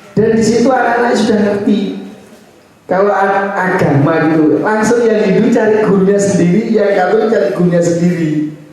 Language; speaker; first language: Indonesian; non-native, local second language; Javanese